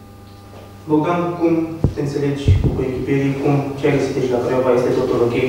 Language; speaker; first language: Romanian; native; Romanian